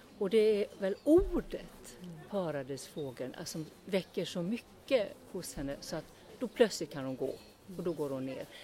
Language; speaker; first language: Swedish; early bilingual, other home language; Estonian